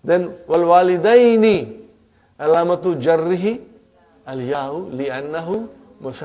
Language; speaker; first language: Arabic; non-native, fluent; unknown